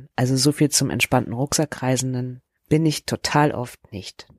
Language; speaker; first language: German; native; German